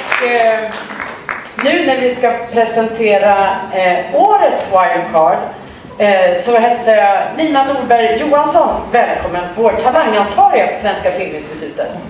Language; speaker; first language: Swedish; native; Swedish